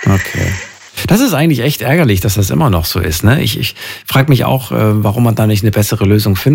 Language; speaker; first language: German; native; German